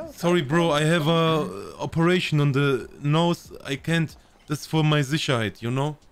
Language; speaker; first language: English; non-native, learner; German